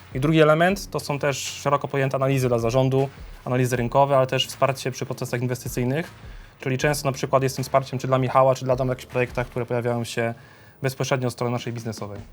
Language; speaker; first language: Polish; native; Polish